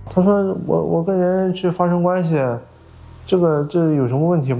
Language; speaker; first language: Chinese; native; Chinese